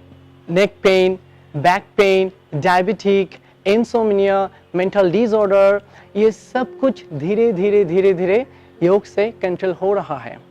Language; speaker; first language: Hindi; non-native, fluent; Bangla